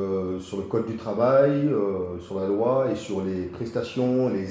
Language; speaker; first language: French; native; French